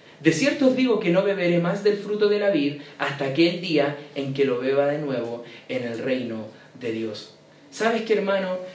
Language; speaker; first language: Spanish; native; Spanish